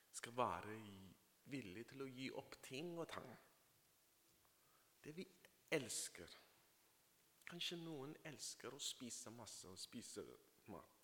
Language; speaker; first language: Norwegian; non-native, fluent; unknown